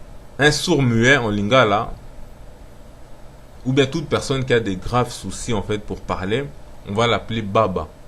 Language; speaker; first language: French; non-native, local second language; Lingala